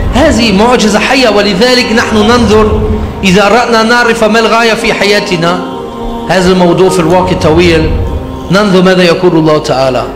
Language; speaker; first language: Arabic; non-native, fluent; German